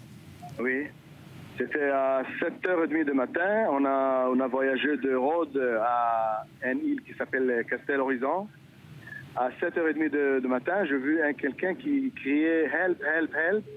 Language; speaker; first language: French; non-native, learner; Hebrew